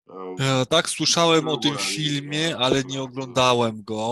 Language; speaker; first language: Polish; non-native, fluent; Georgian